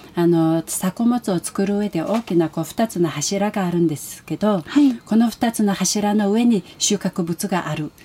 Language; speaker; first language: Japanese; non-native, fluent; Mongolian